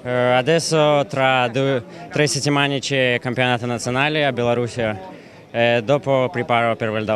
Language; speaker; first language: Italian; non-native, learner; Russian